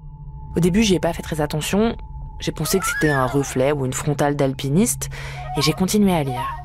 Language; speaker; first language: French; native; French